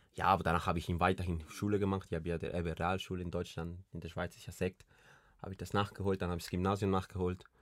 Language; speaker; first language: German; early bilingual, other home language; Spanish